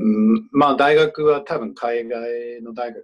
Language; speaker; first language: Japanese; non-native, fluent; English